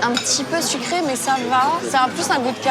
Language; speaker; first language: French; native; French